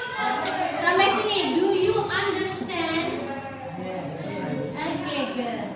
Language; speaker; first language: English; non-native, local second language; Indonesian